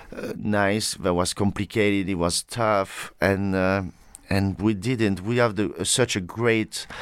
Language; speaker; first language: English; non-native, fluent; French